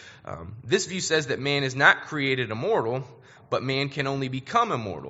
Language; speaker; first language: English; native; English